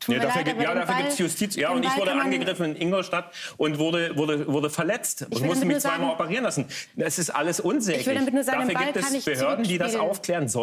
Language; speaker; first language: German; native; German